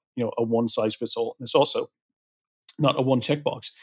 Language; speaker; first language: English; native; English